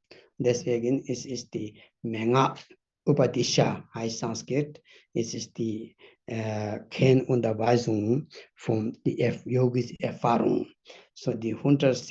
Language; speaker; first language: German; non-native, fluent; Tibetan